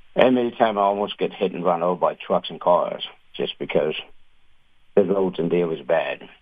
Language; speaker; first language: English; non-native, fluent; Khmer